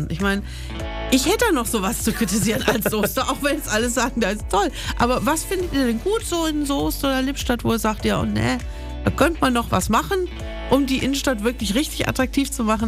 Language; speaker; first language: German; native; German